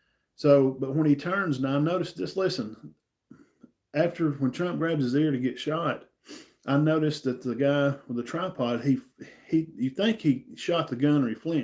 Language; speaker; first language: English; native; English